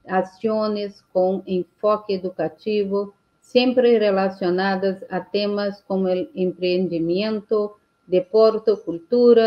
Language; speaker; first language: Portuguese; non-native, learner; Spanish